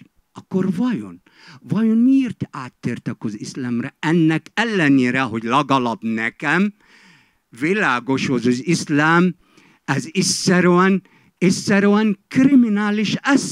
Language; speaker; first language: Hungarian; non-native, fluent; Arabic